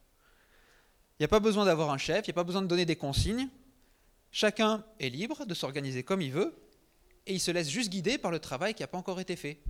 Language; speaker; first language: French; native; French